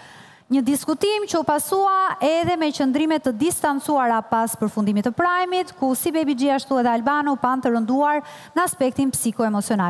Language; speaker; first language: Albanian; native; Albanian